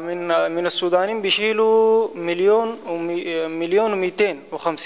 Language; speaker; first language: Arabic; native; Arabic